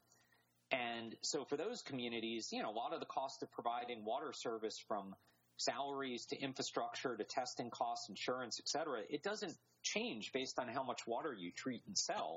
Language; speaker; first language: English; native; English